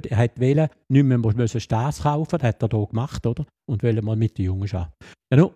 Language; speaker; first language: German; native; German